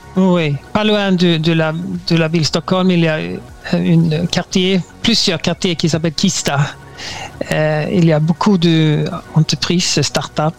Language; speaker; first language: French; non-native, learner; Swedish